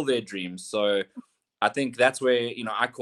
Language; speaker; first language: English; native; English